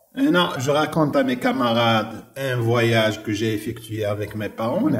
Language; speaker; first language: French; non-native, local second language; Arabic